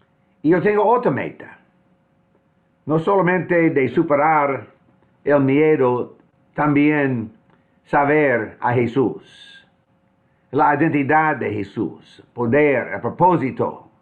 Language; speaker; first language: Spanish; non-native, fluent; English